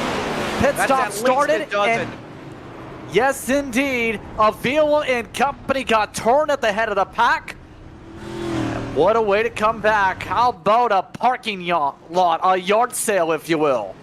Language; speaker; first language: English; native; English